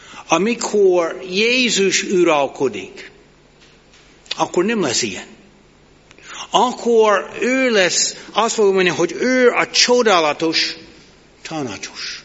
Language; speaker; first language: Hungarian; non-native, learner; English